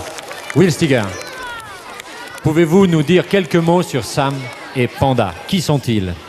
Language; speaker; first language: French; native; French